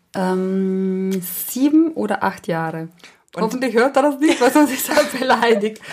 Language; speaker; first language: German; non-native, local second language; Ladin